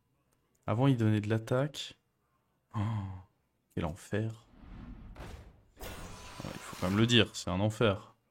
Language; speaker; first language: French; native; French